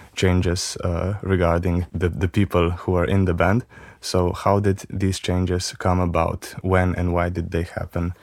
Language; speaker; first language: English; non-native, fluent; Macedonian